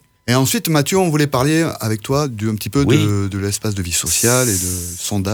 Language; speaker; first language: French; native; French